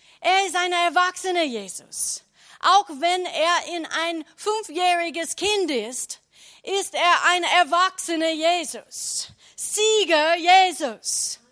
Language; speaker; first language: German; non-native, learner; English